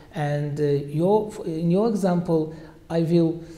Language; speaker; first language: English; non-native, learner; Azerbaijani